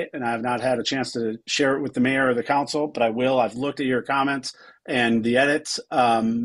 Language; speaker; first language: English; native; English